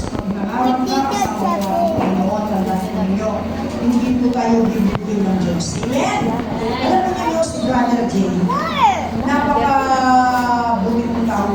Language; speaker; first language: Filipino; native; Filipino